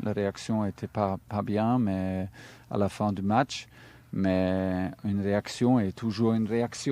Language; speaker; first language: French; non-native, fluent; German